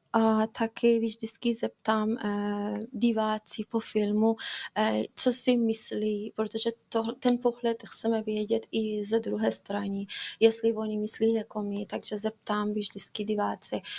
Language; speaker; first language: Czech; non-native, fluent; Persian